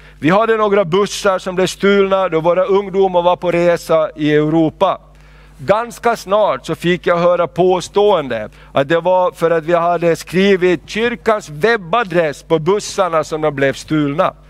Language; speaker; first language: Swedish; non-native, fluent; Spanish